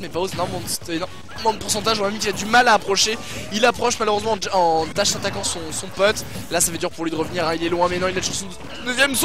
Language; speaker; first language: French; native; French